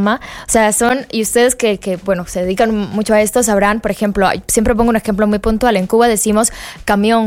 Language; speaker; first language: Spanish; native; Spanish